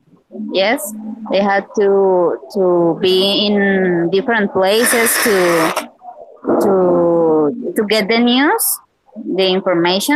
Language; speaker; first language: English; non-native, learner; Spanish